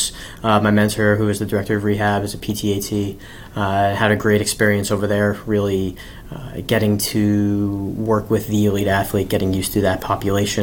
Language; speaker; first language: English; native; English